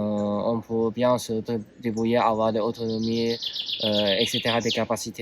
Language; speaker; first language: French; non-native, learner; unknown